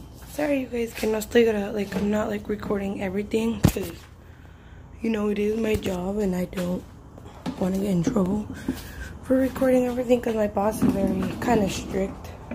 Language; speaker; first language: English; early bilingual, other home language; Spanish